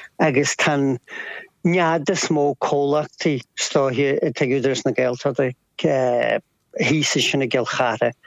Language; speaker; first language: Irish; native; Irish